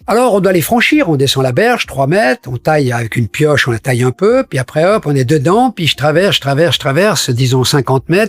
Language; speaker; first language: French; native; French